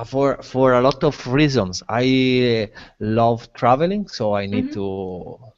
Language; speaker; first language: English; non-native, learner; Italian